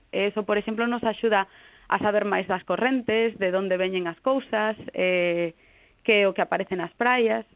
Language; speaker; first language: Galician; non-native, local second language; Spanish